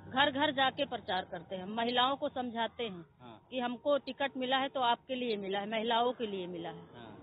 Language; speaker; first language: Hindi; native; Hindi